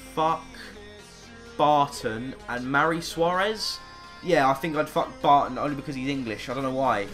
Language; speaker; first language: English; native; English